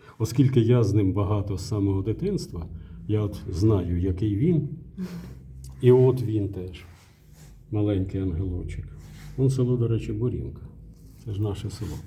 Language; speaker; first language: Ukrainian; native; Ukrainian